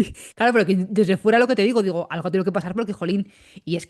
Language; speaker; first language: Spanish; native; Spanish